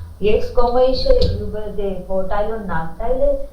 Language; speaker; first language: German; non-native, learner; Hindi